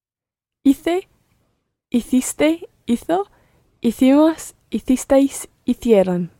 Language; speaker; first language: Spanish; non-native, learner; English